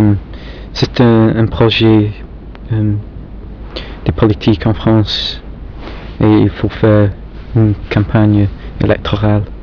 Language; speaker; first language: French; non-native, fluent; English